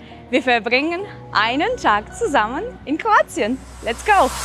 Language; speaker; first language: German; non-native, fluent; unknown